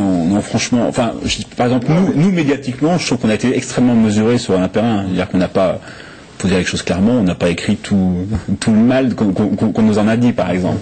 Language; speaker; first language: French; native; French